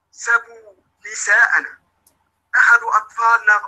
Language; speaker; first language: Arabic; native; Arabic